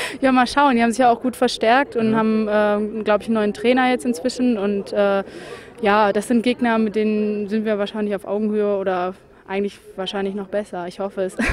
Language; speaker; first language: German; native; German